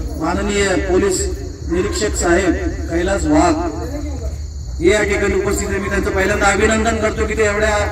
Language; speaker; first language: Marathi; native; Marathi